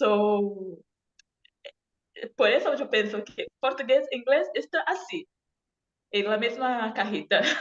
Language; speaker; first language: Spanish; non-native, learner; Portuguese